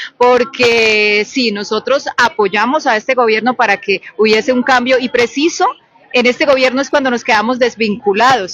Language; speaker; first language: Spanish; native; Spanish